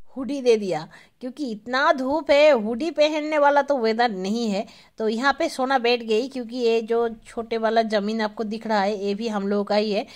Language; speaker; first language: Hindi; non-native, local second language; Bangla